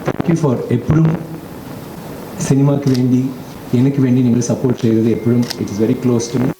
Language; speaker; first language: Malayalam; non-native, local second language; Tamil